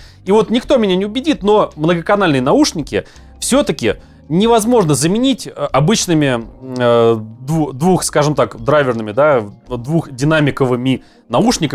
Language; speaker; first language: Russian; native; Russian